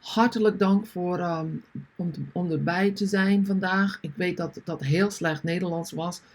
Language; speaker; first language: Dutch; non-native, learner; English